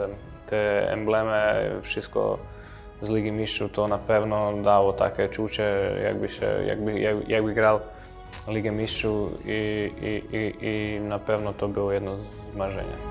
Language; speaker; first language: Polish; non-native, fluent; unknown